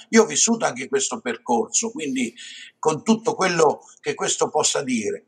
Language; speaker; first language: Italian; native; Italian